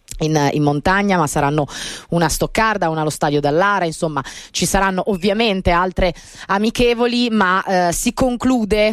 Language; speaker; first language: Italian; native; Italian